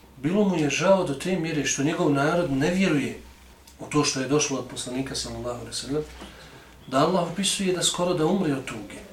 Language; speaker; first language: Bosnian; native; Bosnian